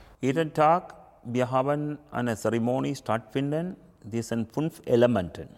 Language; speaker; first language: German; non-native, learner; Tamil